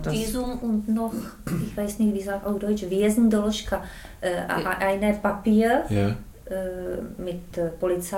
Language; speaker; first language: German; non-native, learner; Czech